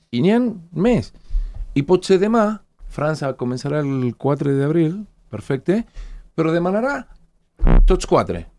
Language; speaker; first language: Catalan; non-native, fluent; Spanish